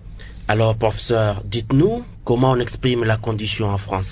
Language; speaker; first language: French; non-native, local second language; Swahili